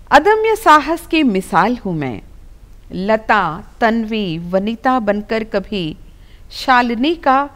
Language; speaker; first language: Hindi; non-native, local second language; Telugu